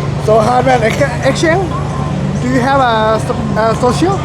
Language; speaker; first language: English; non-native, learner; Thai